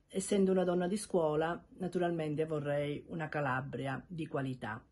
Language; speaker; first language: Italian; native; Italian